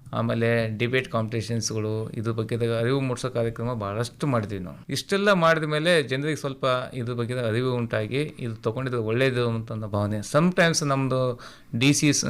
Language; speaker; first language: Kannada; native; Kannada